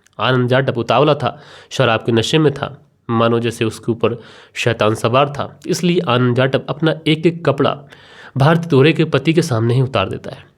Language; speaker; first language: Hindi; native; Hindi